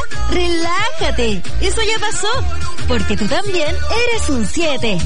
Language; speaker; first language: Spanish; native; Spanish